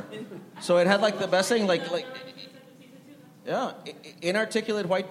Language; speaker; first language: English; non-native, fluent; Spanish